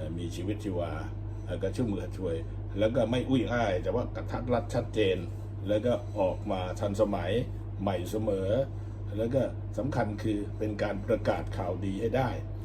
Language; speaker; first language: Thai; native; Thai